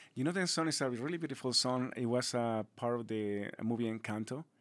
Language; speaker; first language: English; non-native, fluent; Spanish